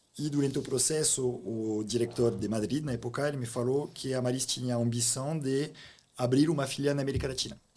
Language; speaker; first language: Portuguese; non-native, fluent; French